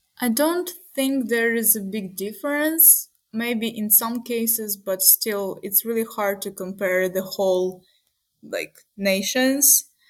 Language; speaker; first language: English; non-native, fluent; Ukrainian